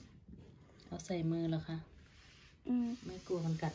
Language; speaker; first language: Thai; non-native, local second language; Lao